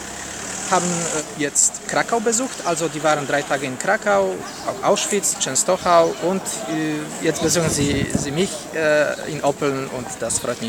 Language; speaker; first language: German; non-native, fluent; Polish